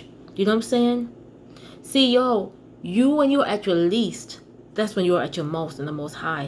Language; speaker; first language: English; native; English